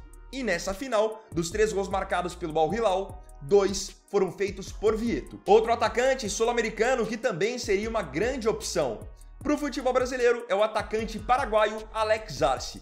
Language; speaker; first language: Portuguese; native; Portuguese